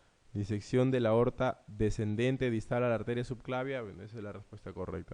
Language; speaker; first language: Spanish; native; Spanish